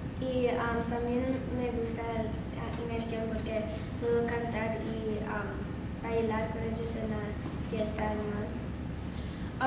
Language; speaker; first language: Spanish; non-native, learner; English